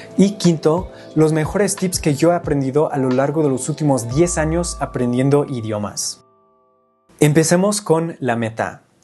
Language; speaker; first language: Spanish; non-native, fluent; English